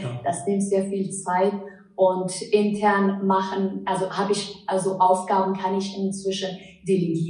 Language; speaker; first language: German; non-native, fluent; Persian